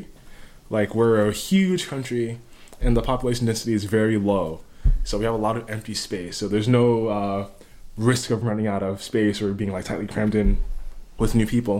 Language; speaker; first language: English; native; English